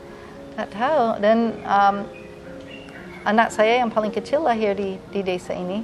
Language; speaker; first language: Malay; non-native, fluent; English